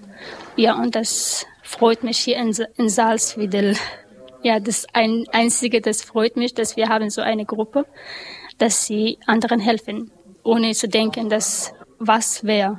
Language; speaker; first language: German; non-native, learner; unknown